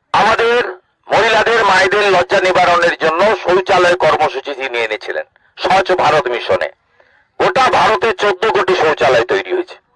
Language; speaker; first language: Bangla; native; Bangla